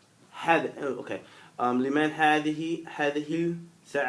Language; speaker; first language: Arabic; non-native, learner; English